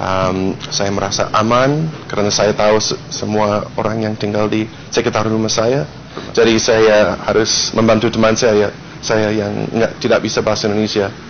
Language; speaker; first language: Indonesian; non-native, fluent; English